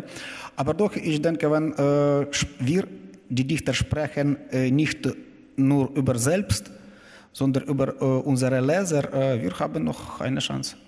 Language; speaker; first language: German; non-native, learner; Ukrainian